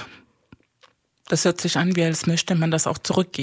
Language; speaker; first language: German; native; German